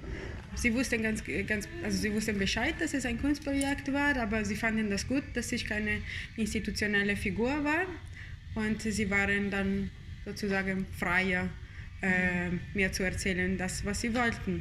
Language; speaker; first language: German; non-native, fluent; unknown